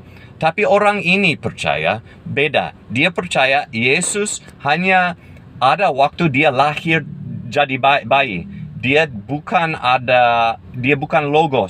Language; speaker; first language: Indonesian; non-native, fluent; English